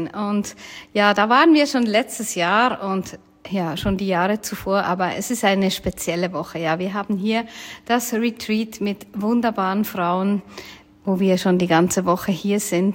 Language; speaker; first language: German; native; German